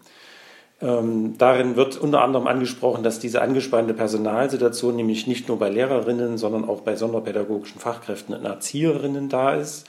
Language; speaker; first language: German; native; German